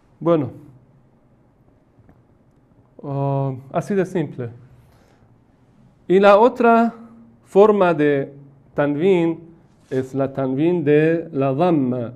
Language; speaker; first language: Spanish; non-native, fluent; Persian